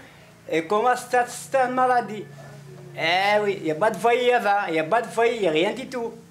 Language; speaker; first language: French; non-native, learner; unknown